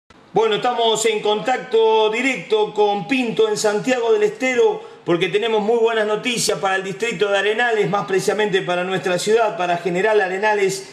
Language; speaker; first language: Spanish; native; Spanish